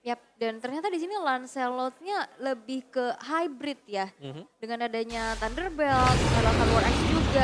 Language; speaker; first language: Indonesian; native; Indonesian